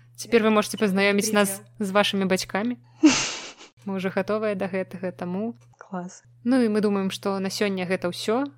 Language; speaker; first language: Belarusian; non-native, local second language; Russian